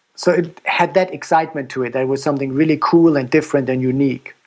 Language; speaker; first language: English; non-native, fluent; German